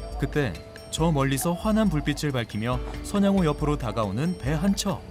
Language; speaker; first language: Korean; native; Korean